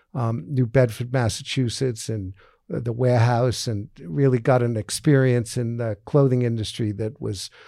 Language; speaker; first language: English; native; English